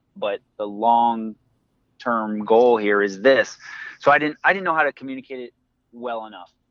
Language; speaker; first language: English; native; English